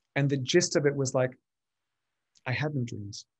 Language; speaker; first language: English; early bilingual, other home language; Spanish